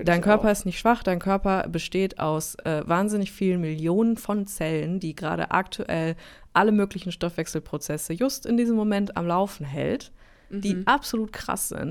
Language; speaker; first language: German; native; German